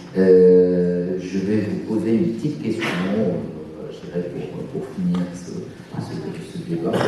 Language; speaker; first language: French; non-native, local second language; Arabic